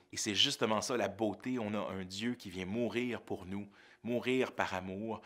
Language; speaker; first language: French; native; French